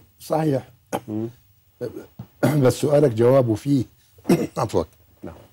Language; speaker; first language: Arabic; native; Arabic